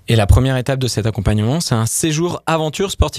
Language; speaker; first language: French; native; French